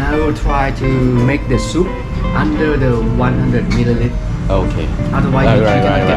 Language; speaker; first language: English; non-native, learner; Thai